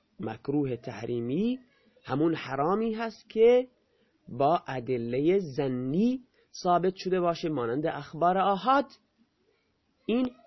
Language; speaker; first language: Persian; non-native, local second language; Baluchi